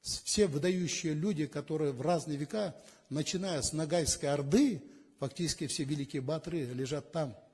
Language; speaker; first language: Russian; non-native, local second language; Kazakh